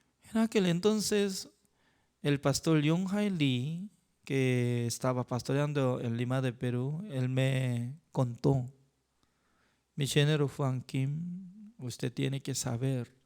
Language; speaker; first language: Spanish; non-native, learner; Korean